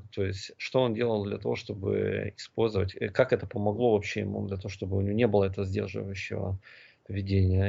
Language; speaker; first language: Russian; native; Russian